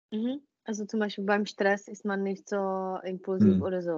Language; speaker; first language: German; non-native, fluent; Czech